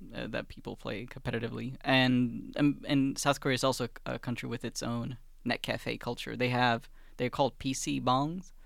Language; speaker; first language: English; early bilingual, other home language; Swedish